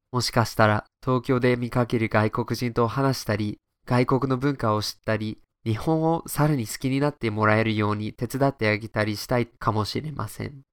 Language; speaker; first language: Japanese; non-native, fluent; English